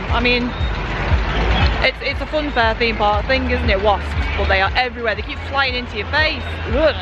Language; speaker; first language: English; native; English